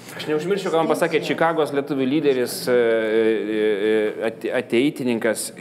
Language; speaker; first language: Lithuanian; native; Lithuanian